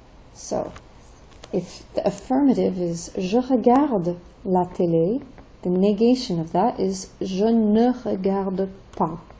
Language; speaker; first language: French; non-native, fluent; English